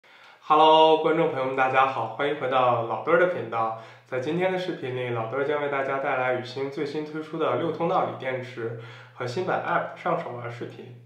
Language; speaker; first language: Chinese; native; Chinese